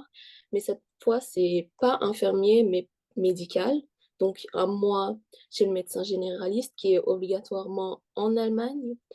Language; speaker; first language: French; early bilingual, heritage; French